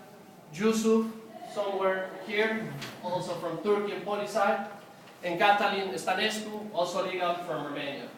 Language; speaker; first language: English; non-native, fluent; Spanish